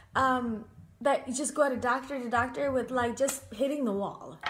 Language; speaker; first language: English; native; English